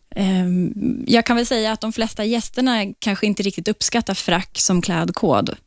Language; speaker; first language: Swedish; non-native, fluent; Polish